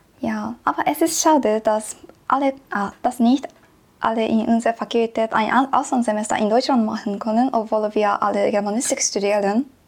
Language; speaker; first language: German; non-native, learner; Japanese